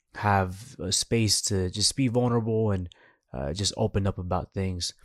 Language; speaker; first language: English; early bilingual, other home language; Spanish